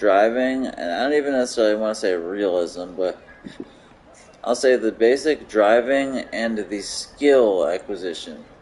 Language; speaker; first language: English; native; English